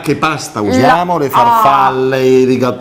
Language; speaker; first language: Italian; native; Italian